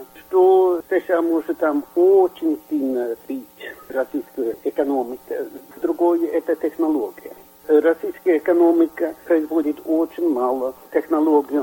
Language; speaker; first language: Russian; non-native, fluent; Swedish